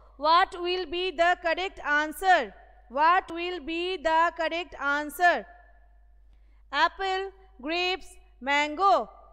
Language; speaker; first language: English; non-native, local second language; Bangla